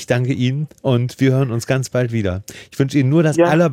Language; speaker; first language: German; native; German